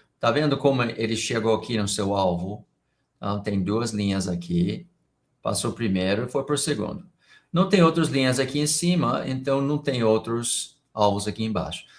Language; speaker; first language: Portuguese; non-native, fluent; English